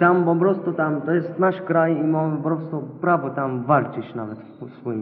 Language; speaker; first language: Polish; non-native, learner; Arabic